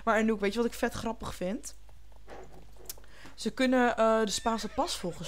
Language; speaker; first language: Dutch; native; Dutch